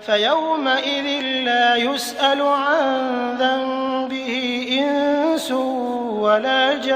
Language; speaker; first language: Arabic; native; Arabic